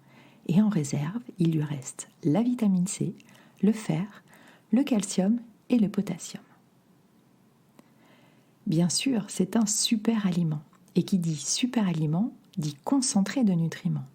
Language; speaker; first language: French; native; French